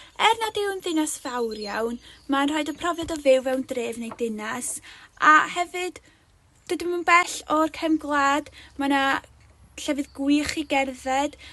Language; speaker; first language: Welsh; native; Welsh